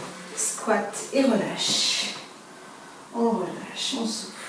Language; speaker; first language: French; native; French